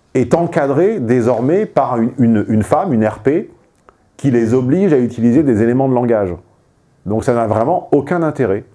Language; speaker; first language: French; native; French